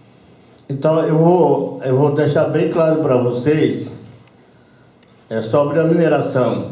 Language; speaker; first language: Portuguese; non-native, local second language; Yanomámi